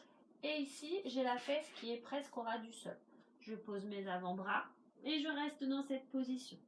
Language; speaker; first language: French; native; French